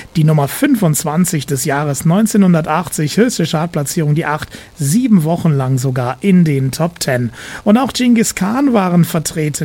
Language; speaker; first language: German; native; German